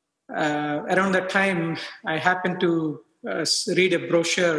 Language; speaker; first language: English; non-native, local second language; Telugu